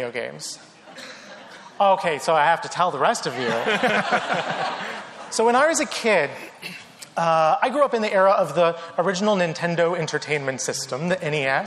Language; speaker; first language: English; native; English